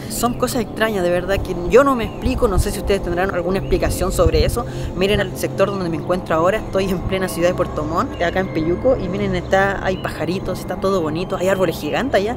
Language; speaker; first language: Spanish; native; Spanish